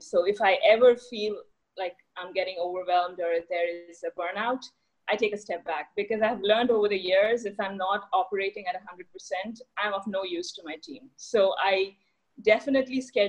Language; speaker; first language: English; non-native, local second language; Bangla